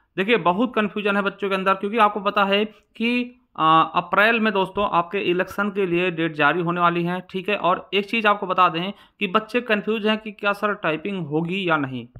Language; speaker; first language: Hindi; native; Hindi